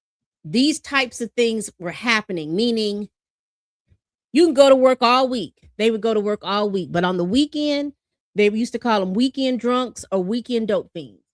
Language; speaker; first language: English; native; English